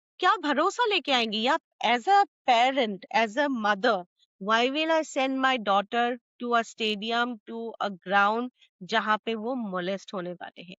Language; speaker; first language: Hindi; non-native, local second language; Assamese